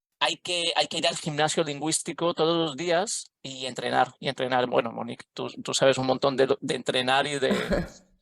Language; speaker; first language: Spanish; native; Spanish